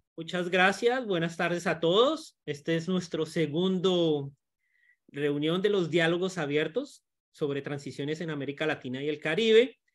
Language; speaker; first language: Spanish; native; Spanish